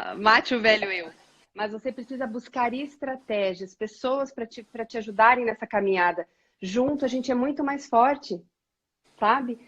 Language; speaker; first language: Portuguese; native; Portuguese